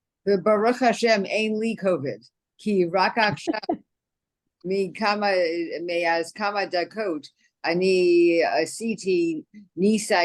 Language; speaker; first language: Hebrew; non-native, learner; English